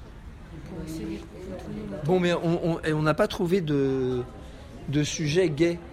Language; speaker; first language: French; native; French